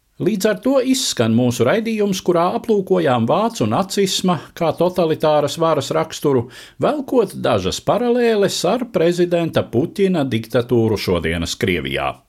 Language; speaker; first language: Latvian; native; Latvian